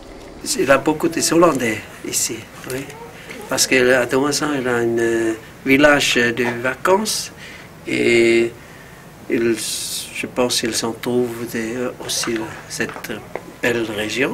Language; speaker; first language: French; non-native, fluent; Dutch